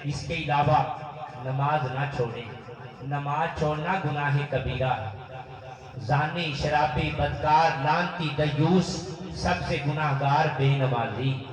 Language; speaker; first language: Urdu; non-native, local second language; Punjabi